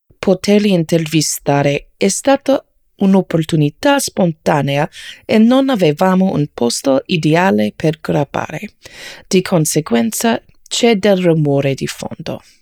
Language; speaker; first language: Italian; non-native, learner; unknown